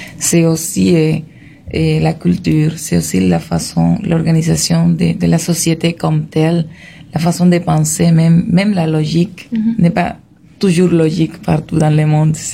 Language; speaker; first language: French; non-native, fluent; Spanish